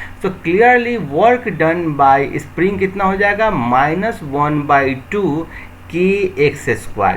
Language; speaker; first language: Hindi; native; Hindi